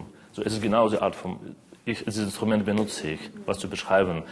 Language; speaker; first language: German; non-native, learner; Russian